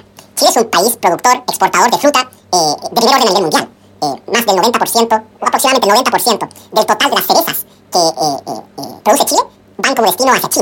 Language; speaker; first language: Spanish; native; Spanish